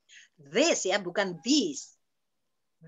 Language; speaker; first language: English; non-native, fluent; Indonesian